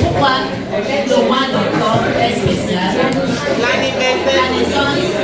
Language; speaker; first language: French; non-native, learner; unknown